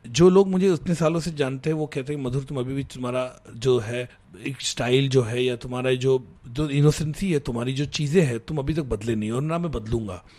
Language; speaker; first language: Hindi; native; Hindi